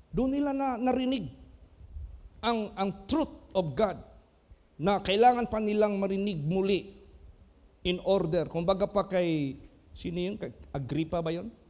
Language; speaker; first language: Filipino; non-native, local second language; Cebuano